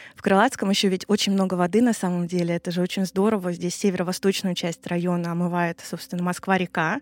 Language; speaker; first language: Russian; native; Russian